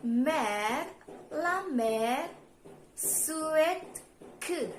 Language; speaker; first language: French; non-native, fluent; Indonesian